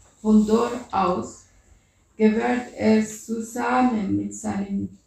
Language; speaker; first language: German; non-native, fluent; Spanish